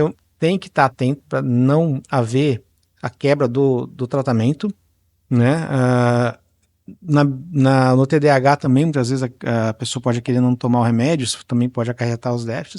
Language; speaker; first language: Portuguese; native; Portuguese